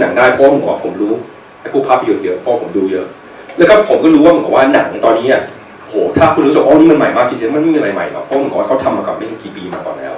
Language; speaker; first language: Thai; early bilingual, heritage; Thai